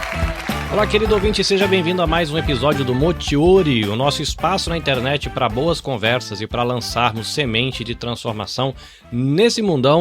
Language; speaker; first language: Portuguese; native; Portuguese